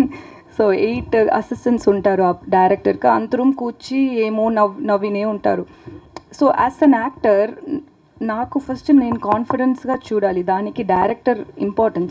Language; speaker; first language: Telugu; non-native, learner; Tamil